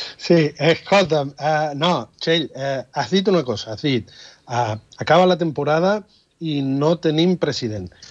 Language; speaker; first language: Catalan; non-native, fluent; Spanish